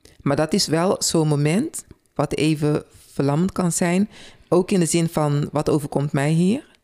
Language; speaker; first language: Dutch; early bilingual, other home language; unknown